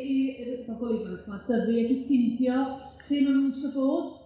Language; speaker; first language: Welsh; native; Welsh